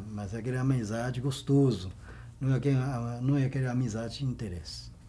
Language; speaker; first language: Portuguese; non-native, fluent; Chinese